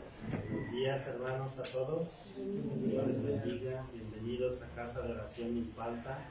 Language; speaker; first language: Spanish; native; Spanish